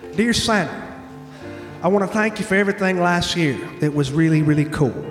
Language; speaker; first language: English; native; English